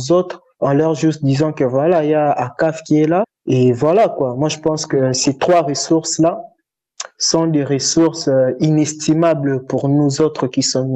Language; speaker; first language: French; non-native, local second language; Lingala